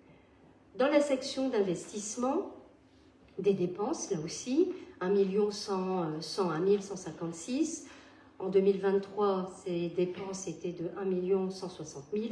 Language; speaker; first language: French; native; French